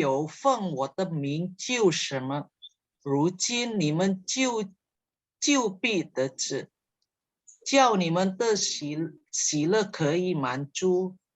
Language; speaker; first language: Chinese; non-native, learner; Indonesian